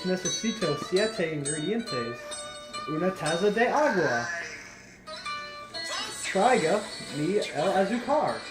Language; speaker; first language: Spanish; non-native, learner; English